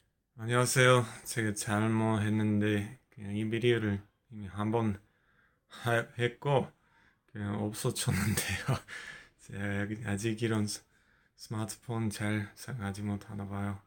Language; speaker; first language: Korean; non-native, fluent; English